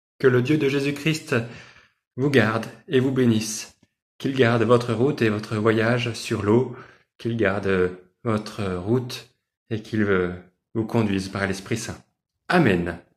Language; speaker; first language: French; native; French